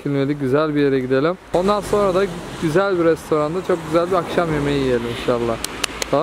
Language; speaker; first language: Turkish; native; Turkish